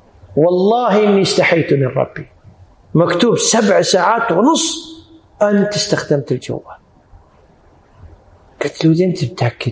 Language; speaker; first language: Arabic; native; Arabic